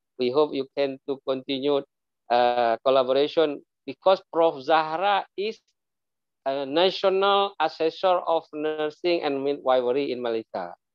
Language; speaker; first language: English; non-native, learner; Indonesian